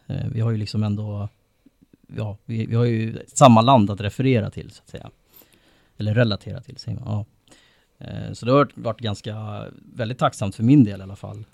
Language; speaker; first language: Swedish; native; Swedish